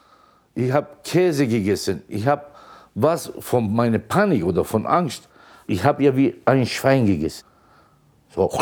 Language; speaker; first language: German; non-native, learner; Turkish